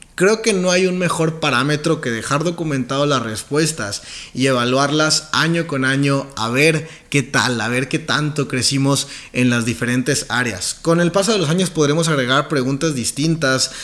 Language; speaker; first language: Spanish; native; Spanish